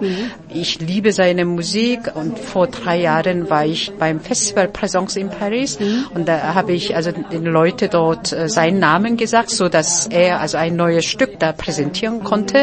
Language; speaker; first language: German; non-native, fluent; Korean